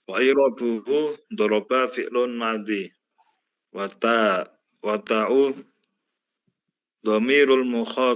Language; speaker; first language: Arabic; non-native, learner; Indonesian